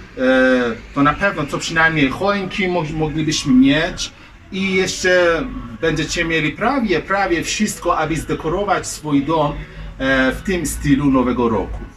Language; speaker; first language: Polish; non-native, learner; Persian